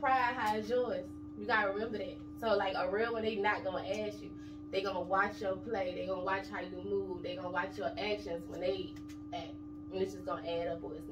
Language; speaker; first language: English; native; English